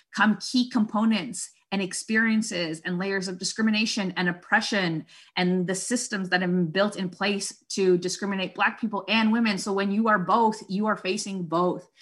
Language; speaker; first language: English; non-native, fluent; Spanish